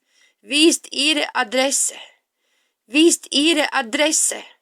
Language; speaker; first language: German; non-native, fluent; Latvian